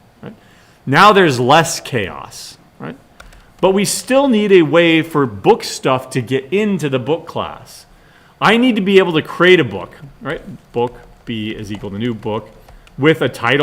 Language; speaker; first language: English; native; English